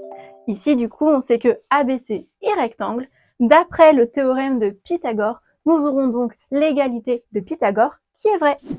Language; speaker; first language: French; native; French